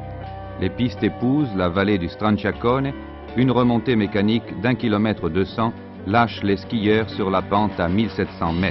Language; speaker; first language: French; native; French